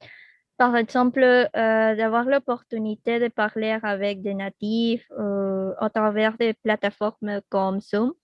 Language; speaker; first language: French; non-native, learner; Spanish